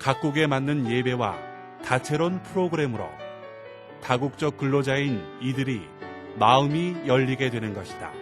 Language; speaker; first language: Korean; native; Korean